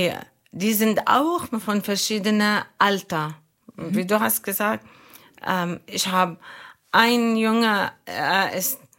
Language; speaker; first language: German; non-native, local second language; Arabic